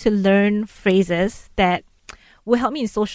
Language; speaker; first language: English; native; English